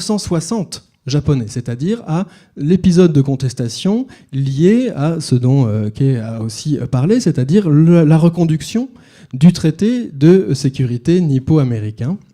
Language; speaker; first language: French; native; French